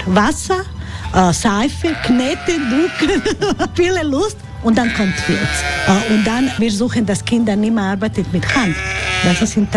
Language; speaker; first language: German; non-native, learner; Croatian